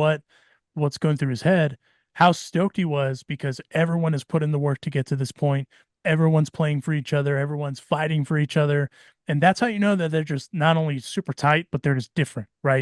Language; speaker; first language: English; native; English